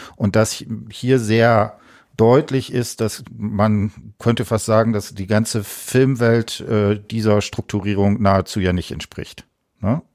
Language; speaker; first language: German; native; German